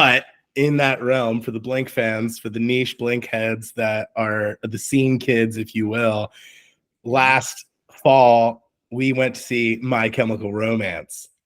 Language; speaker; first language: English; native; English